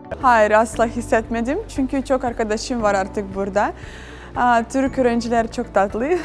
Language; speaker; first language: Turkish; non-native, learner; Russian